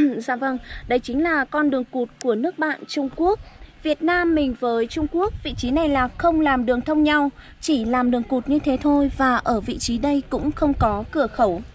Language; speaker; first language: Vietnamese; non-native, local second language; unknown